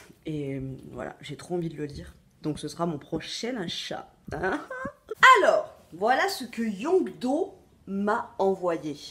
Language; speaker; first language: French; native; French